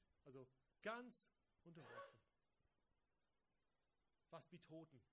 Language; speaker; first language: German; non-native, fluent; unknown